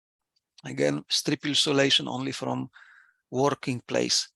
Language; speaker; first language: English; non-native, fluent; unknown